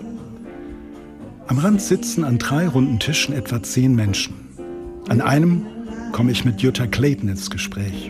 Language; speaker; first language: German; native; German